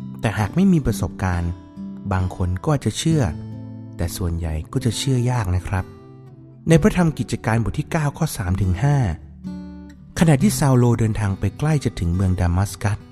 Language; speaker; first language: Thai; native; Thai